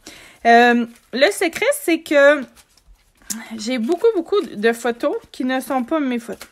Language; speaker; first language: French; native; French